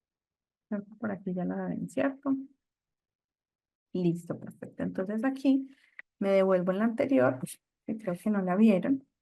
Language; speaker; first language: Spanish; native; Spanish